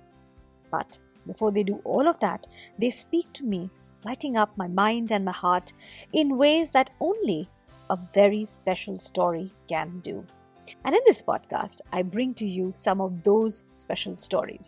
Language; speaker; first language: English; non-native, local second language; Bangla